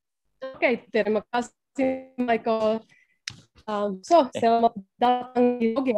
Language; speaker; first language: Indonesian; non-native, learner; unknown